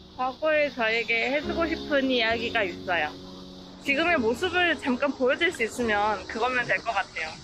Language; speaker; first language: Korean; native; Korean